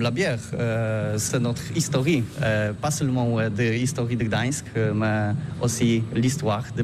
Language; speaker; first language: French; non-native, learner; Polish